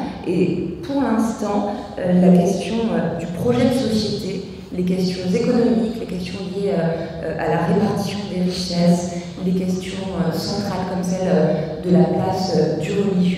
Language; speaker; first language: French; native; French